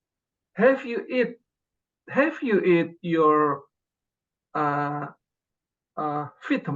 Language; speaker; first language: English; non-native, learner; Indonesian